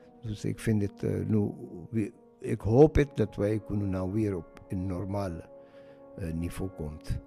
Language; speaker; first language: Dutch; non-native, learner; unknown